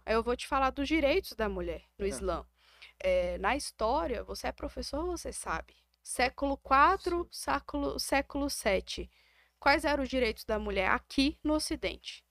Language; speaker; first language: Portuguese; native; Portuguese